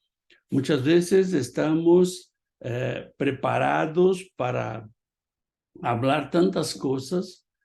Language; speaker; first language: Spanish; non-native, fluent; Portuguese